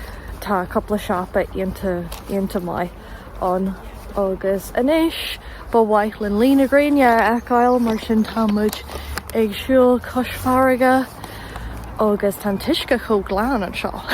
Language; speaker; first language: Irish; non-native, local second language; English